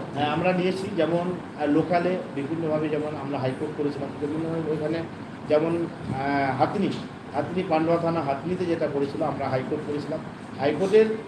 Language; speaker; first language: Bangla; non-native, local second language; Santali